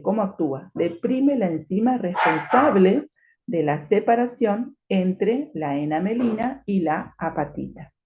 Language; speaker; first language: Spanish; native; Spanish